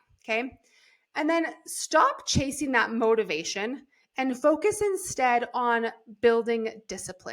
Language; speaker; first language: English; native; English